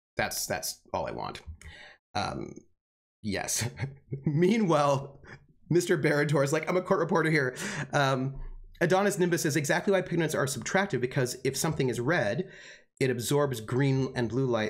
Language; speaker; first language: English; native; English